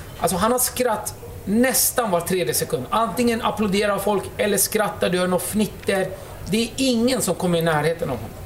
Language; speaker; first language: Swedish; early bilingual, other home language; Kurdish